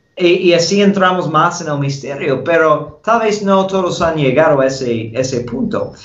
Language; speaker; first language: Spanish; non-native, fluent; English